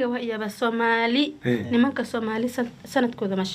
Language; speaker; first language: Somali; non-native, learner; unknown